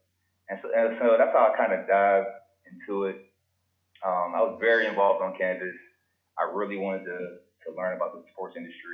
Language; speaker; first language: English; native; English